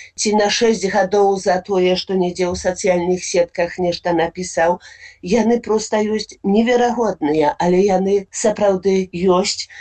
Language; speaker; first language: Belarusian; native; Belarusian